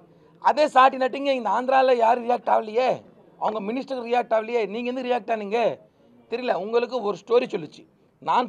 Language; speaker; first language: Tamil; non-native, local second language; Telugu